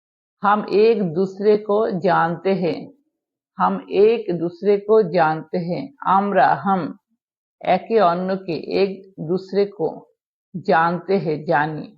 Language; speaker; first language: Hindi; non-native, local second language; Bangla